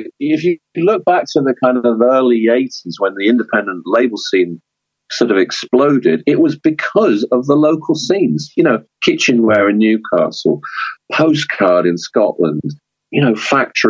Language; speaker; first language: English; native; English